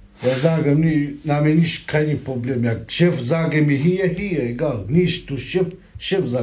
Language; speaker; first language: German; non-native, learner; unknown